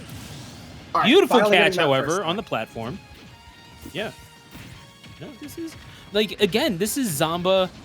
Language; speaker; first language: English; native; English